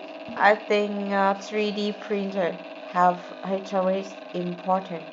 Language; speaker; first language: English; non-native, learner; Vietnamese